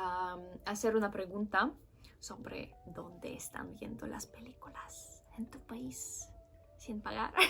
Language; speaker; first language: Spanish; non-native, fluent; Russian